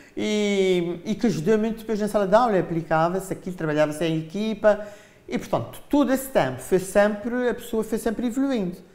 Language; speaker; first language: Portuguese; native; Portuguese